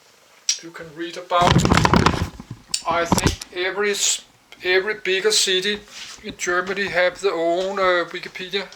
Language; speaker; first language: English; non-native, learner; Danish